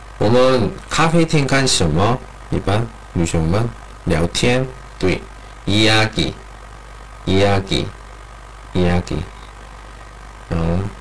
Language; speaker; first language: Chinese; non-native, learner; Korean